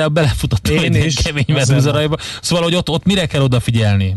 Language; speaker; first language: Hungarian; native; Hungarian